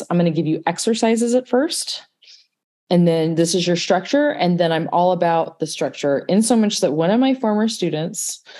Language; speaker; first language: English; native; English